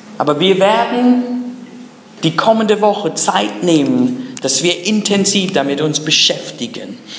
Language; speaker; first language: German; non-native, fluent; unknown